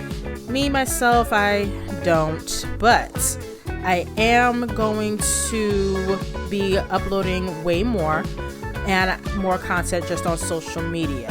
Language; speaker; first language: English; native; English